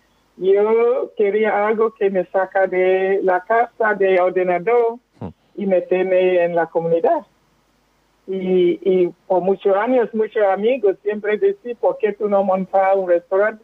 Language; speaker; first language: Spanish; non-native, fluent; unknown